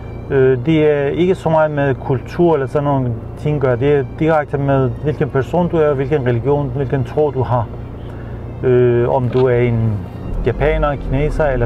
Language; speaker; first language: Danish; non-native, fluent; Persian